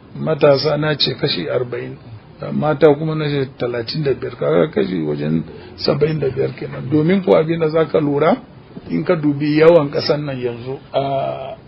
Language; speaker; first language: Hausa; non-native, local second language; Fula